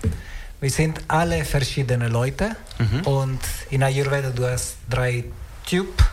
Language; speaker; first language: German; non-native, learner; Italian